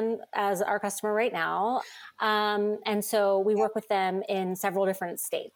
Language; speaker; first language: English; native; English